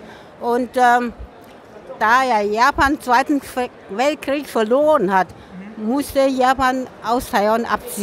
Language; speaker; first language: German; non-native, fluent; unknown